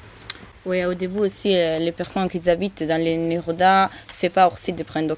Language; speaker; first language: French; non-native, learner; Italian